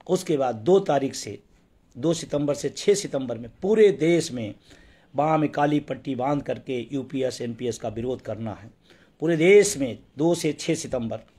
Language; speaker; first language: Hindi; native; Hindi